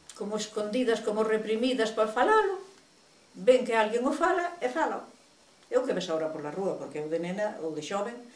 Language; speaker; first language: Galician; native; Galician